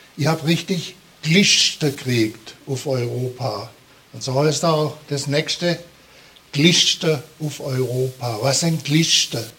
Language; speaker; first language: German; native; German